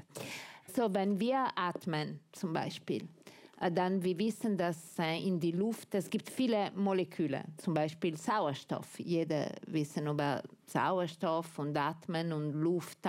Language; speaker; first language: German; non-native, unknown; Italian